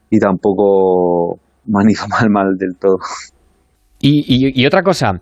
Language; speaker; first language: Spanish; native; Spanish